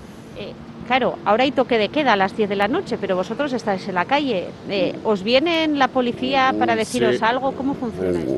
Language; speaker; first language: Spanish; native; Spanish